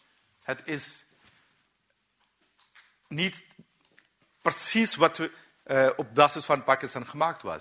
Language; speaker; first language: Dutch; non-native, learner; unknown